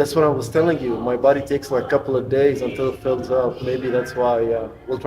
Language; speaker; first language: English; non-native, fluent; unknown